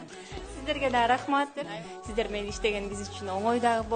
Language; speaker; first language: Kyrgyz; native; Kyrgyz